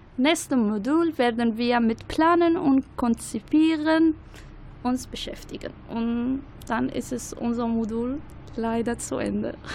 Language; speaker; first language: German; non-native, learner; Arabic